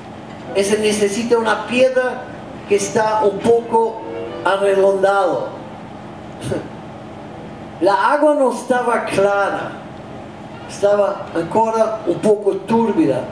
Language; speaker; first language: Spanish; non-native, fluent; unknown